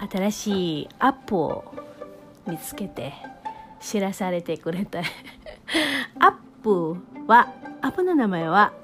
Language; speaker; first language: Japanese; non-native, fluent; Filipino